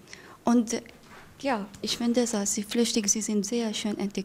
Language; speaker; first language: German; non-native, learner; Arabic